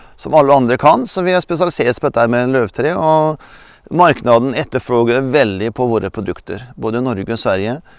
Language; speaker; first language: Swedish; non-native, fluent; Norwegian